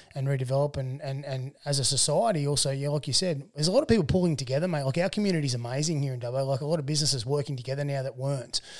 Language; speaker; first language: English; native; English